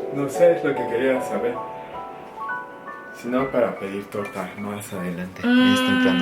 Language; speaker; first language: Spanish; native; Spanish